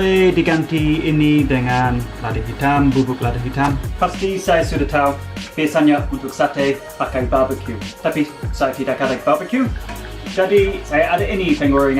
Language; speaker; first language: Indonesian; non-native, fluent; English